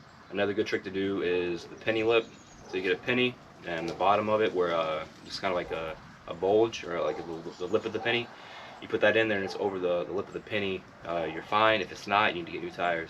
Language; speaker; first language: English; native; English